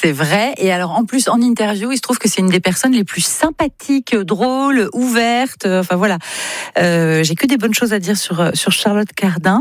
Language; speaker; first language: French; native; French